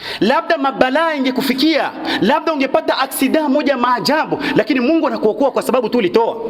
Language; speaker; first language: Swahili; native; Swahili